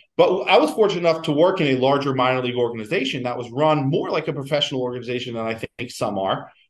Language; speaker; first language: English; native; English